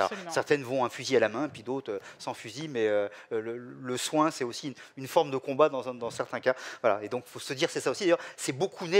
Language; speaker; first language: French; native; French